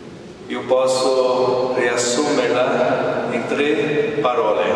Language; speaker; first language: Italian; non-native, fluent; Portuguese